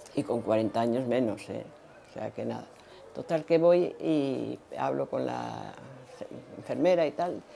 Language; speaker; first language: Spanish; native; Spanish